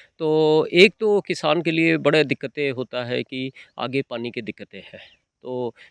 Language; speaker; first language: Hindi; non-native, local second language; Odia